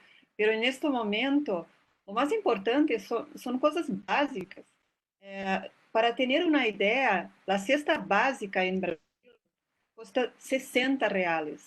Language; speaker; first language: Spanish; non-native, fluent; Portuguese